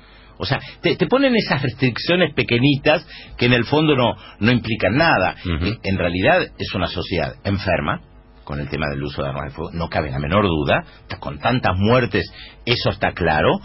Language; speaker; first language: Spanish; native; Spanish